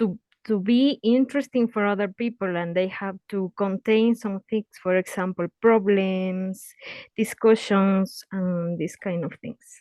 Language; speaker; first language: English; non-native, learner; Spanish